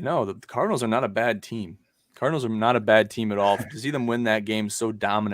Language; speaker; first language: English; native; English